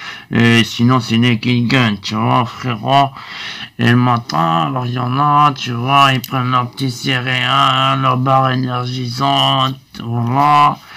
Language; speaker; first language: French; native; French